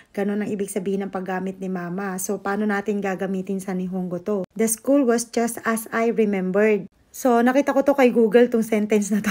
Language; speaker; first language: Filipino; native; Filipino